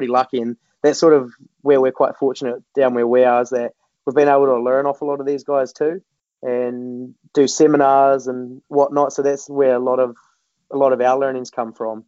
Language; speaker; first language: English; native; English